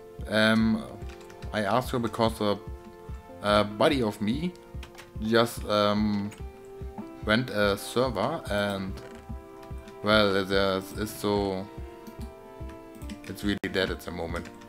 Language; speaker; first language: English; non-native, learner; German